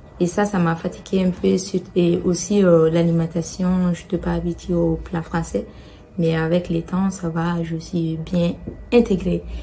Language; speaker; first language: French; non-native, local second language; Bambara